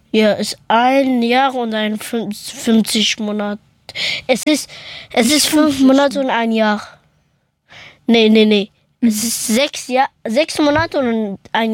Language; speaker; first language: German; early bilingual, other home language; Persian